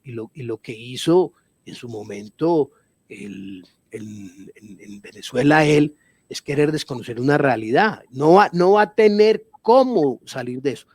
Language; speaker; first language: Spanish; native; Spanish